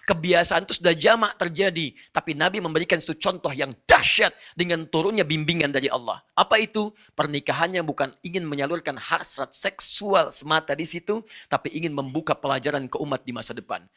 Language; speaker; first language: Indonesian; non-native, fluent; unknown